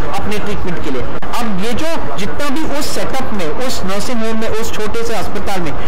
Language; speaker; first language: Hindi; non-native, local second language; Bangla